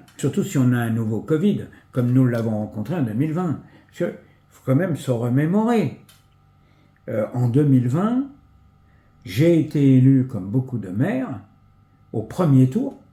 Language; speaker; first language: French; native; French